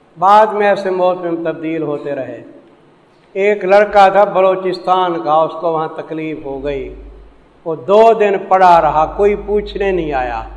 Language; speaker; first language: Urdu; non-native, local second language; Saraiki